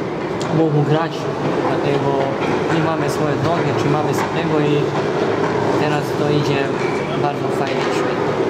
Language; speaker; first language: Polish; non-native, learner; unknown